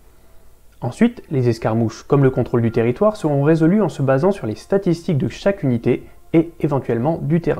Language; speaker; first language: French; native; French